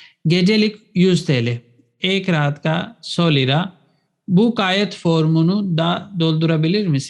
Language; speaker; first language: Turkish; non-native, fluent; Urdu